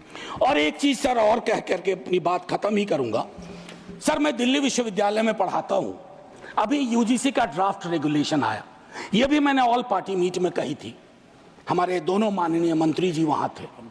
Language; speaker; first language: Hindi; native; Hindi